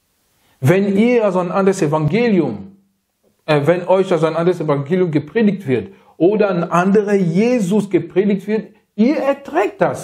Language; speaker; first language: German; non-native, fluent; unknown